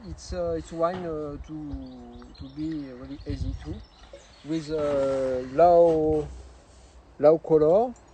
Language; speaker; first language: English; non-native, learner; French